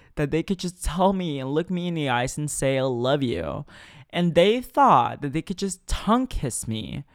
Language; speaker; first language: English; non-native, fluent; Chinese